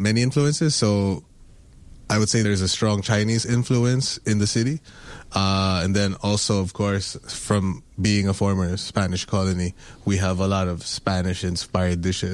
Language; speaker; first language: English; non-native, local second language; Filipino